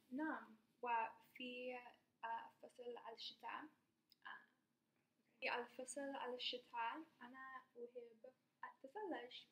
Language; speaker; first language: Arabic; non-native, learner; English